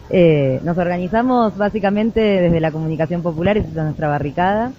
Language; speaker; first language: Spanish; native; Spanish